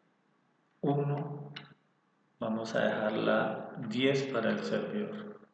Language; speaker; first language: Spanish; native; Spanish